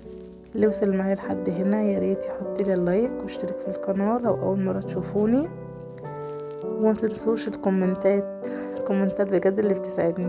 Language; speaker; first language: Arabic; native; Arabic